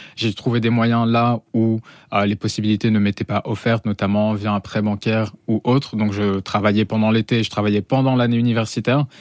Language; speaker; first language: French; native; French